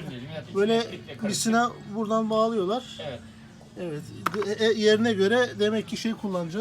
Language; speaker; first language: Turkish; native; Turkish